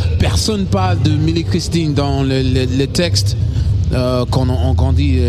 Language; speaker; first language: French; non-native, learner; English